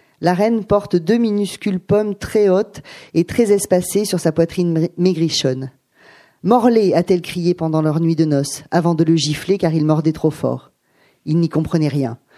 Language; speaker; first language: French; native; French